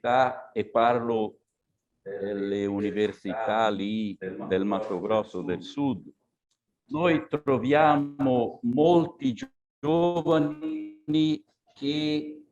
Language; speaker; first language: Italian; non-native, fluent; Portuguese